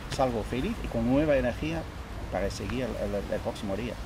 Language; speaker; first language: Spanish; non-native, fluent; Dutch